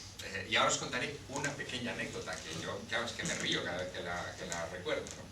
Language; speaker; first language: Spanish; native; Spanish